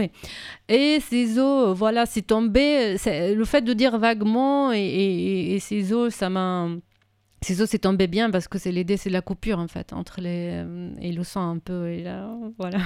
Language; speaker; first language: French; non-native, fluent; Arabic